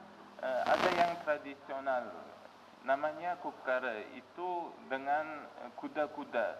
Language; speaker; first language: Indonesian; non-native, learner; Uzbek